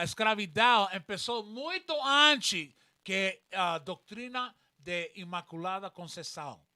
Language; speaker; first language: Portuguese; non-native, learner; Spanish